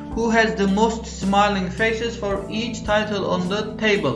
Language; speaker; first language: English; non-native, fluent; Turkish